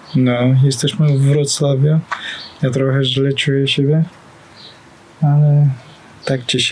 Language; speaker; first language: Polish; non-native, learner; Russian